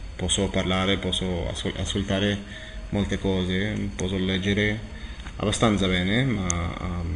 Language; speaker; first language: Italian; non-native, learner; English